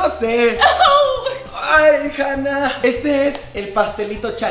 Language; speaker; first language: Spanish; native; Spanish